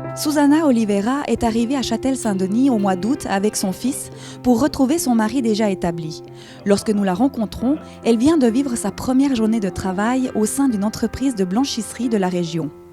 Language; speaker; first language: French; native; French